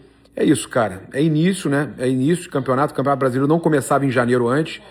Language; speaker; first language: Portuguese; native; Portuguese